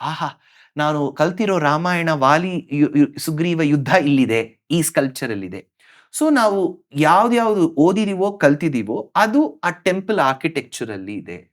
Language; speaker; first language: Kannada; non-native, local second language; Tamil